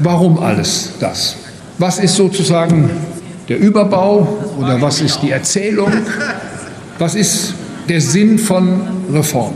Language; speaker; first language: German; native; German